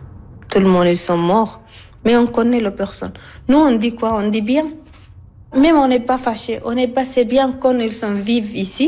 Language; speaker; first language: French; non-native, learner; Arabic